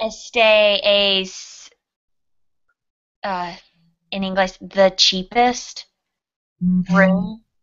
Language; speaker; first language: Spanish; non-native, learner; English